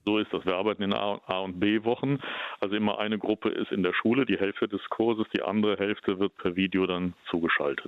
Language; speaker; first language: German; native; German